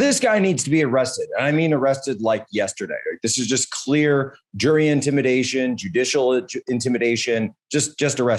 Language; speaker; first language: English; native; English